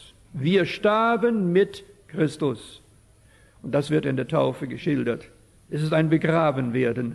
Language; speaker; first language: German; early bilingual, heritage; German